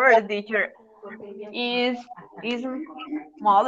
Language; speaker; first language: English; non-native, learner; Spanish